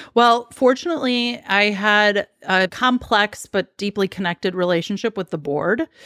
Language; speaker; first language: English; native; English